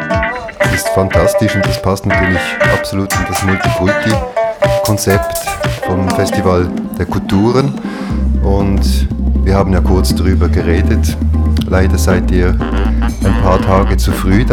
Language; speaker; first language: German; native; German